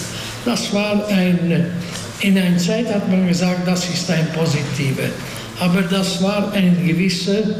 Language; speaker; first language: German; non-native, fluent; Hungarian